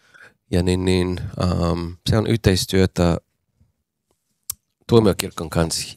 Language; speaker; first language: Finnish; non-native, fluent; English